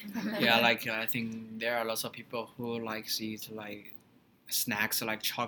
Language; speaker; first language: English; non-native, learner; Chinese